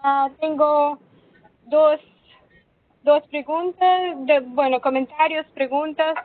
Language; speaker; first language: Spanish; non-native, fluent; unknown